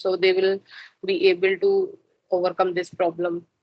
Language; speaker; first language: English; non-native, learner; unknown